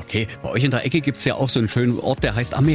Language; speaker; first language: German; native; German